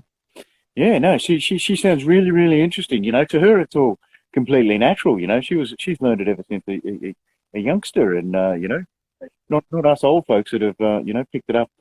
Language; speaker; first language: English; native; English